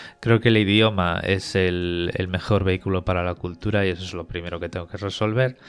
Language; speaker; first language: Spanish; native; Spanish